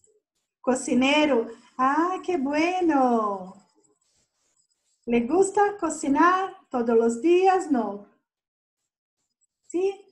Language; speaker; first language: Spanish; non-native, fluent; Portuguese